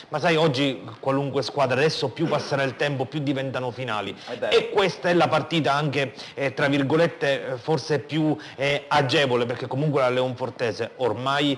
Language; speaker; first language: Italian; native; Italian